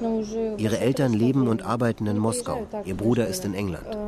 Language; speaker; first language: German; native; German